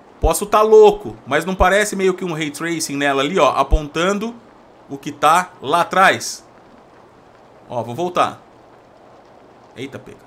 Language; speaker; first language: Portuguese; native; Portuguese